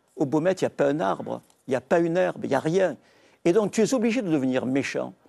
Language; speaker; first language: French; native; French